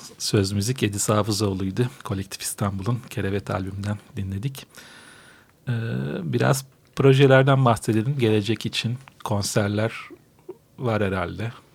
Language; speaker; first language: Turkish; native; Turkish